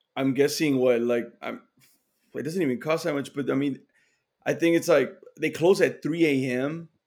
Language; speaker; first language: English; native; English